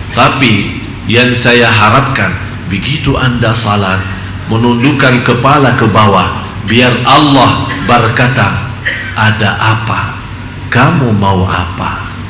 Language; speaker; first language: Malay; non-native, fluent; Arabic